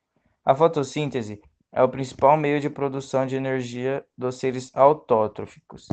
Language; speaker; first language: Portuguese; native; Portuguese